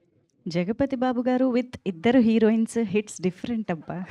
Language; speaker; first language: Telugu; native; Telugu